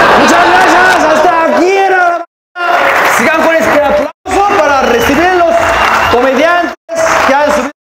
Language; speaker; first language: Spanish; non-native, fluent; Korean